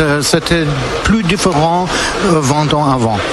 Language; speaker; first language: French; non-native, learner; German